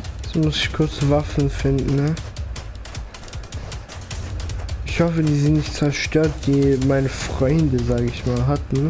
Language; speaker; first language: German; early bilingual, other home language; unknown